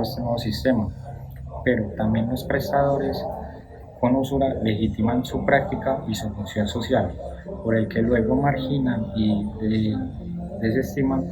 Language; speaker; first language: Spanish; native; Spanish